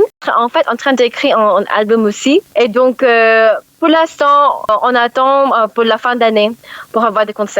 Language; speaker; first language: French; non-native, learner; English